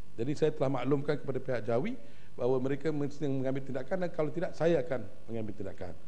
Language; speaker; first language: Malay; native; Malay